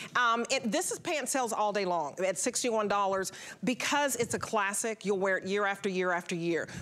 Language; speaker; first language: English; native; English